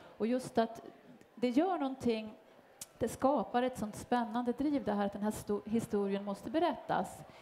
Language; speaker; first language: Swedish; native; Swedish